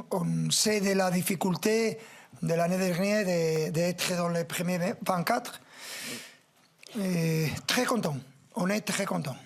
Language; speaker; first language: French; non-native, fluent; Spanish